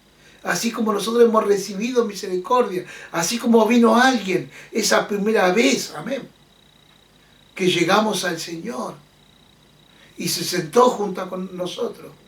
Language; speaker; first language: Spanish; native; Spanish